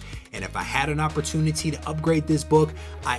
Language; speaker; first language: English; native; English